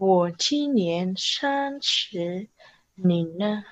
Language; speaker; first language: Chinese; non-native, learner; Indonesian